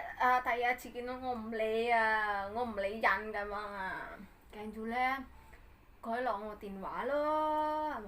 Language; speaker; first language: Cantonese; non-native, learner; Javanese